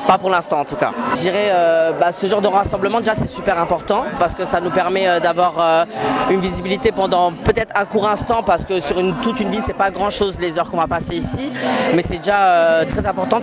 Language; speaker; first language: French; native; French